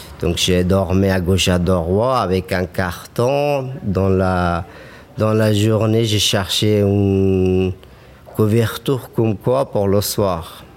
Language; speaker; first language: French; non-native, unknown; Persian